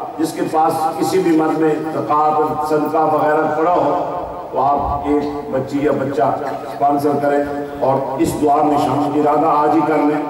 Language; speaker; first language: Urdu; non-native, local second language; Punjabi